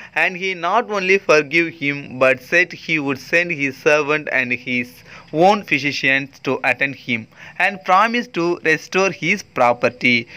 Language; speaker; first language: English; non-native, local second language; Tamil